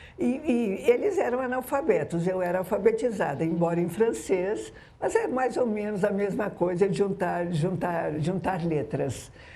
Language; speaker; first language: Portuguese; early bilingual, other home language; Arabic